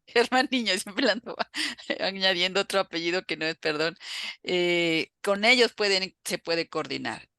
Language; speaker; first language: Spanish; native; Spanish